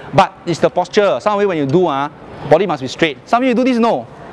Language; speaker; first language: English; non-native, local second language; Chinese